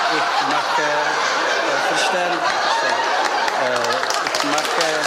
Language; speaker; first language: German; non-native, learner; Czech